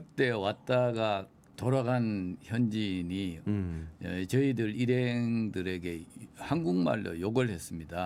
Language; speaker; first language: Korean; native; Korean